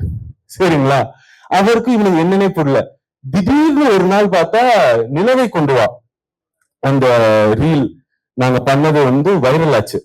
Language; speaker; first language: Tamil; native; Tamil